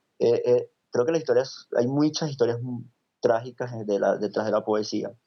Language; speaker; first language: Spanish; native; Spanish